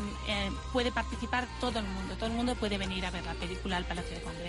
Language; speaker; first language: Spanish; native; Spanish